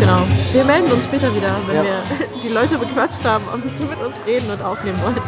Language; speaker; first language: German; native; German